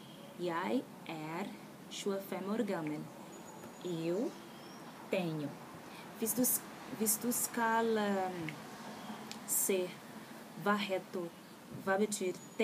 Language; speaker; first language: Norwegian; non-native, learner; Portuguese